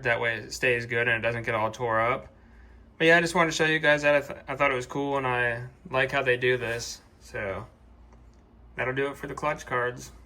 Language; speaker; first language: English; native; English